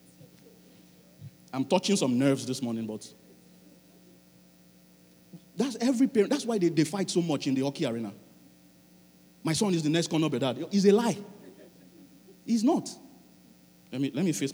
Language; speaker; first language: English; non-native, local second language; Yoruba